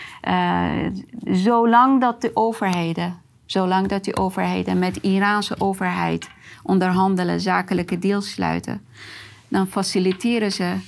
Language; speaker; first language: Dutch; non-native, fluent; Persian